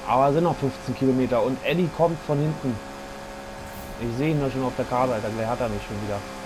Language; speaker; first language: German; native; German